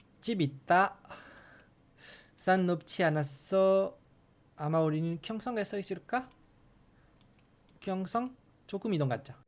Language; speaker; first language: Korean; non-native, learner; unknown